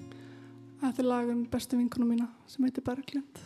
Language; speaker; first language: Icelandic; native; Icelandic